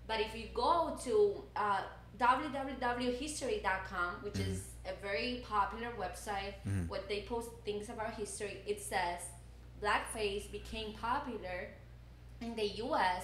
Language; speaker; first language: English; non-native, fluent; Spanish